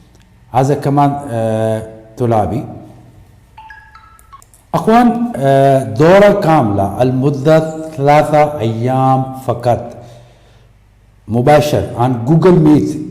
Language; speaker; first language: Arabic; non-native, learner; Urdu